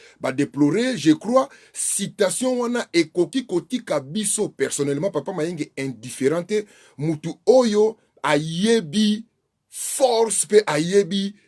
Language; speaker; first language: Lingala; non-native, local second language; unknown